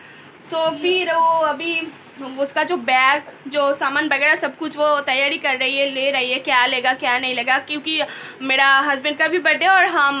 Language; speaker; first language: Hindi; non-native, local second language; Bangla